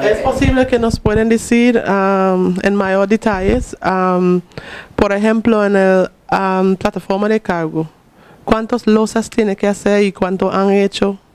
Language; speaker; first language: Spanish; non-native, fluent; English